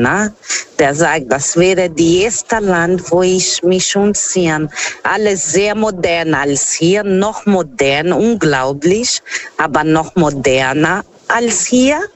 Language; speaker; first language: German; non-native, learner; Portuguese